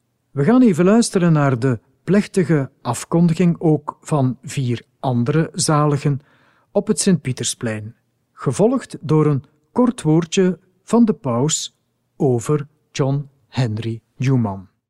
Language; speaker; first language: Dutch; native; Dutch